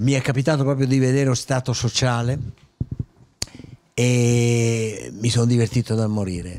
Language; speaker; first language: Italian; native; Italian